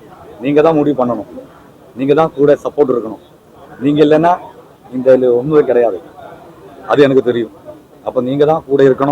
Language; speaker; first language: Tamil; non-native, learner; Malayalam